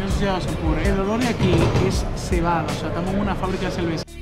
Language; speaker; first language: Spanish; native; Spanish